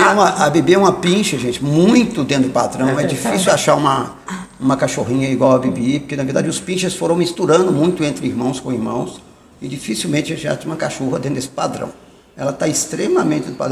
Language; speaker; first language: Portuguese; native; Portuguese